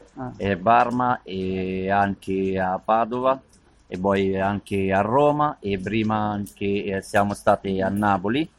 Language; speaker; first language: Italian; non-native, learner; Arabic